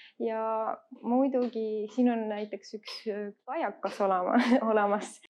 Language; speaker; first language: Estonian; non-native, local second language; Russian